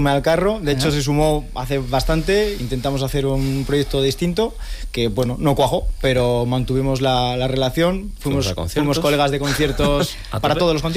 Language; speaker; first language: Spanish; native; Spanish